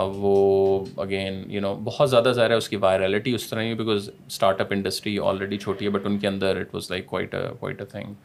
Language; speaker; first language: Urdu; native; Urdu